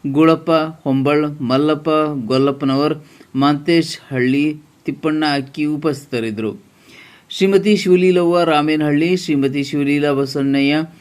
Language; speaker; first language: Kannada; native; Kannada